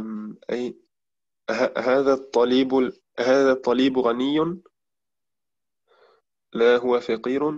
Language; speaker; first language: Arabic; non-native, learner; German